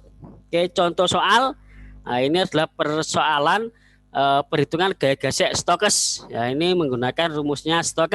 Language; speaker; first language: Indonesian; native; Indonesian